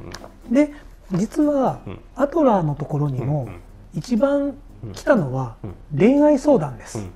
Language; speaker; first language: Japanese; native; Japanese